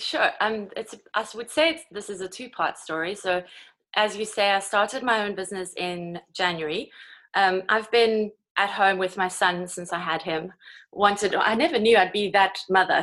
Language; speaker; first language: English; native; English